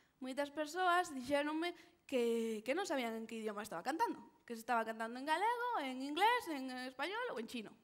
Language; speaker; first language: Galician; non-native, local second language; Spanish